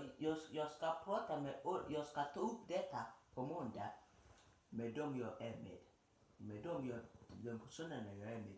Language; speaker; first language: Swedish; early bilingual, other home language; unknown